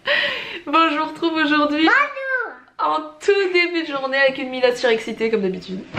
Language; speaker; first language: French; native; French